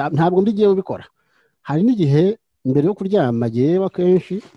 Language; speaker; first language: Kinyarwanda; native; Kinyarwanda